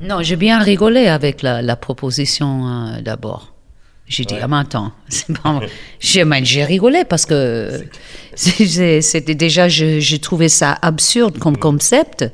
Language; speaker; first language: French; non-native, fluent; English